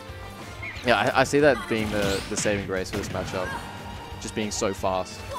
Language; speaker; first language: English; native; English